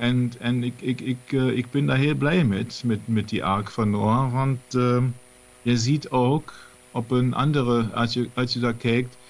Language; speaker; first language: Dutch; non-native, learner; German